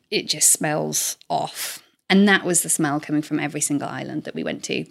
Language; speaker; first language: English; native; English